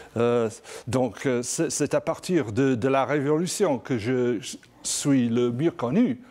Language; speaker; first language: French; non-native, fluent; English